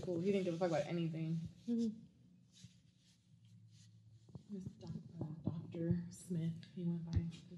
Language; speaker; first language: English; native; English